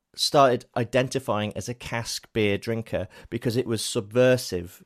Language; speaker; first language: English; native; English